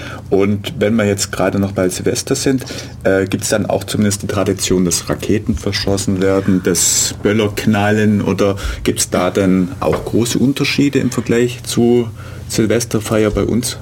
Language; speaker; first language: German; native; German